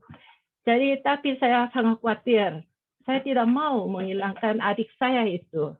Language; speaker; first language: Indonesian; non-native, fluent; Korean